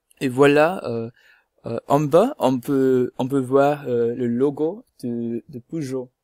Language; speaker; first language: French; non-native, learner; English